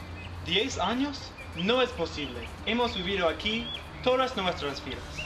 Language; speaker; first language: Spanish; non-native, learner; English